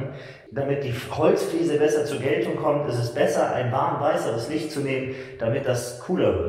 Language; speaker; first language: German; native; German